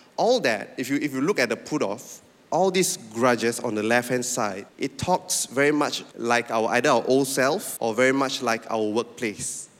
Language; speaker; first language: English; non-native, local second language; Min Nan Chinese